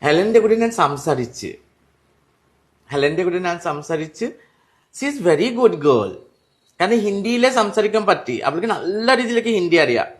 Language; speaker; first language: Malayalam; non-native, fluent; Assamese